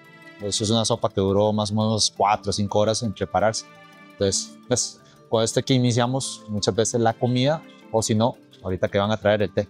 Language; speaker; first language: Spanish; early bilingual, other home language; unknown